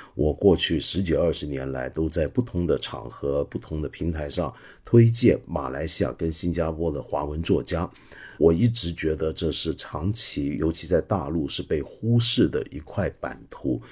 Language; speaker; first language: Chinese; non-native, local second language; Cantonese